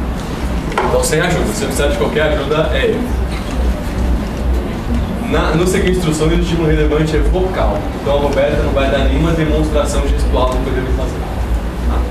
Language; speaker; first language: Portuguese; native; Portuguese